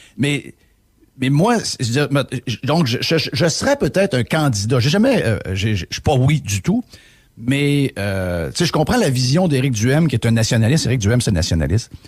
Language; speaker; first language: French; native; French